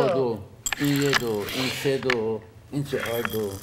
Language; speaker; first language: Persian; native; Persian